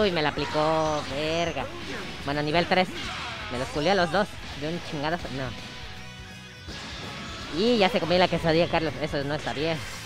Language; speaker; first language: Spanish; early bilingual, heritage; Spanish